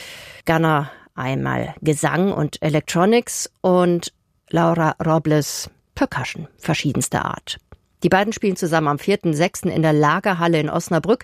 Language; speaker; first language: German; native; German